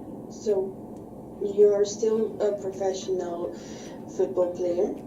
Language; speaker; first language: English; non-native, fluent; Bosnian